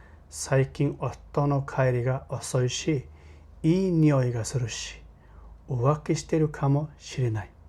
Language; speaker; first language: Japanese; non-native, fluent; Mongolian